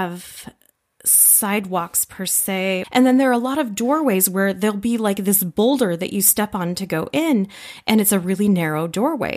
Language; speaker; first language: English; native; English